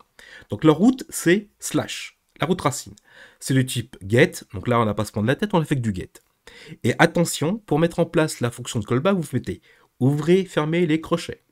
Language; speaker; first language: French; native; French